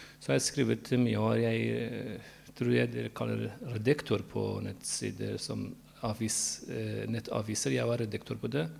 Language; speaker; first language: Norwegian; non-native, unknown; Central Kurdish